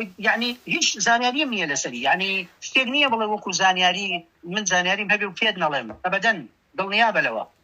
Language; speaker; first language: Central Kurdish; native; Central Kurdish